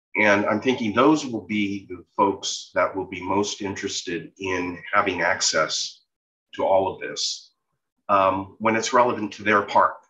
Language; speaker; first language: English; native; English